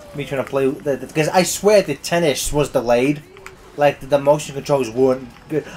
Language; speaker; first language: English; native; English